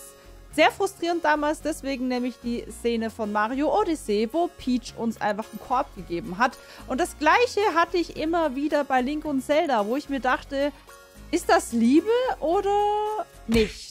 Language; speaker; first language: German; native; German